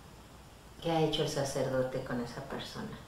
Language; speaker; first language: Spanish; native; Spanish